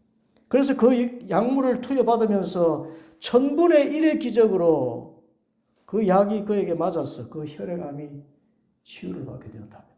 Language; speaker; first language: Korean; native; Korean